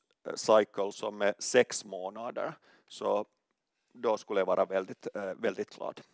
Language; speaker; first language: Swedish; non-native, local second language; Finnish